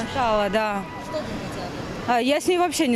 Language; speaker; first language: Russian; native; Russian